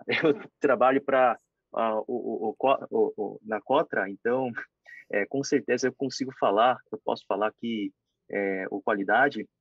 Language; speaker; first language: Portuguese; non-native, fluent; Korean